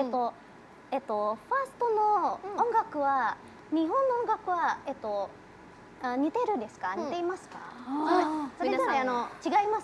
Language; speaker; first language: Japanese; non-native, learner; Indonesian